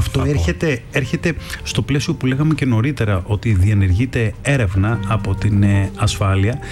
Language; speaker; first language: Greek; native; Greek